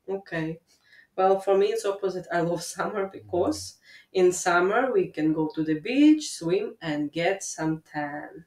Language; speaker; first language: English; non-native, fluent; Latvian